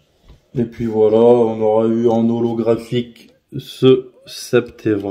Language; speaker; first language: French; native; French